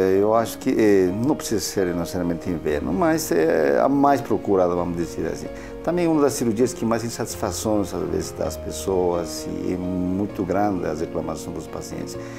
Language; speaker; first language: Portuguese; non-native, fluent; Spanish